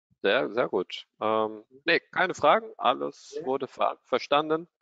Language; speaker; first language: German; native; German